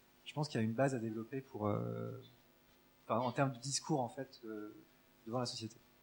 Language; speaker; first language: French; native; French